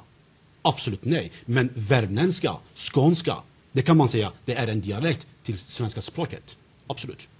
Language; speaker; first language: Swedish; non-native, fluent; Zaza